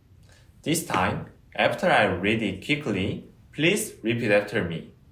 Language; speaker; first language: English; non-native, fluent; Korean